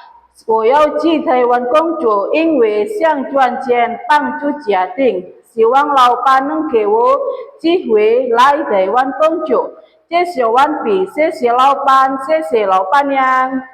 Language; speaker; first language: Chinese; non-native, learner; Indonesian